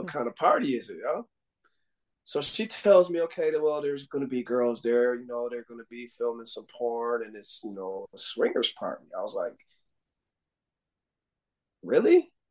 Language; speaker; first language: English; native; English